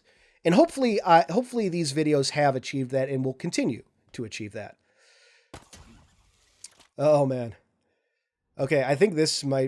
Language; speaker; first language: English; native; English